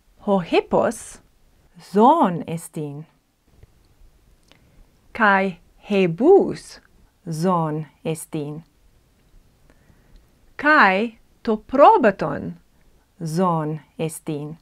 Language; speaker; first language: Greek; non-native, fluent; English